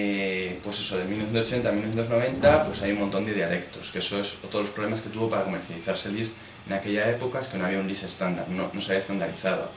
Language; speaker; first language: Spanish; native; Spanish